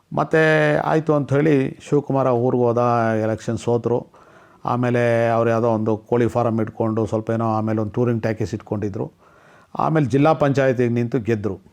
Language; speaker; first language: Kannada; non-native, local second language; Telugu